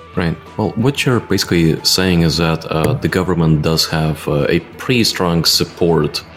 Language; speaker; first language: English; non-native, fluent; Russian